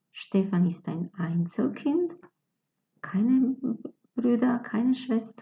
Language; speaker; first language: German; non-native, fluent; Croatian